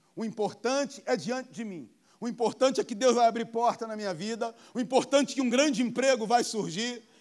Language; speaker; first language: Portuguese; native; Portuguese